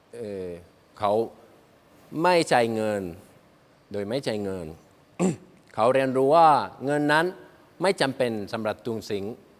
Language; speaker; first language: Thai; non-native, learner; Spanish